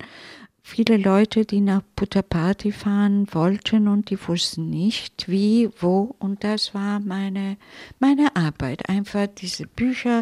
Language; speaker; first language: German; non-native, fluent; Italian